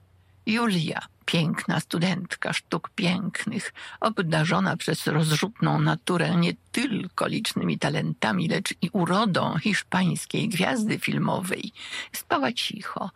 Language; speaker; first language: Polish; native; Polish